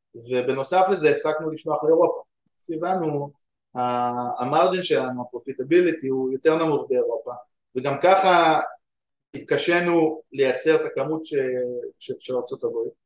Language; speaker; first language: Hebrew; native; Hebrew